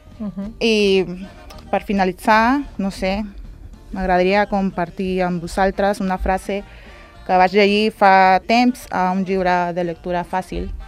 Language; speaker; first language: Catalan; non-native, learner; Spanish